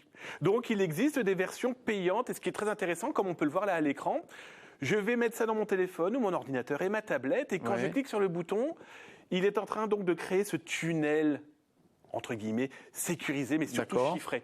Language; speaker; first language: French; native; French